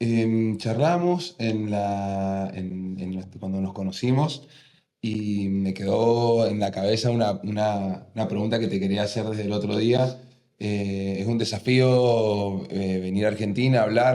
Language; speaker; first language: Spanish; native; Spanish